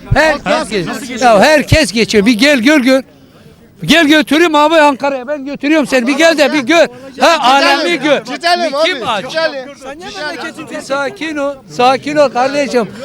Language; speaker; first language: Turkish; native; Turkish